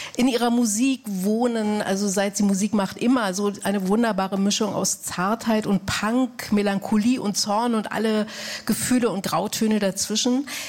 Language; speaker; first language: German; native; German